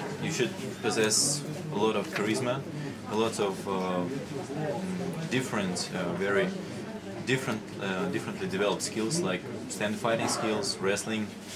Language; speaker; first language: English; non-native, fluent; Russian